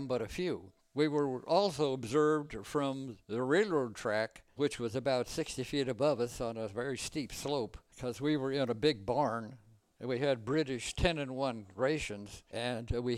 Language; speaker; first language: English; native; English